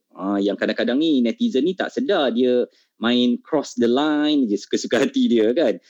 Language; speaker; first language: Malay; native; Malay